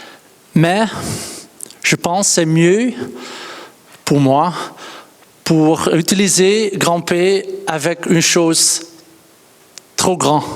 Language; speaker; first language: French; non-native, learner; Dutch